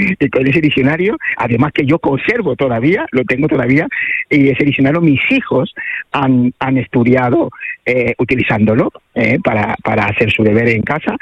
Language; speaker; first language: Spanish; non-native, fluent; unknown